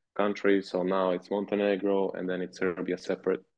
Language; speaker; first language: English; non-native, fluent; Serbian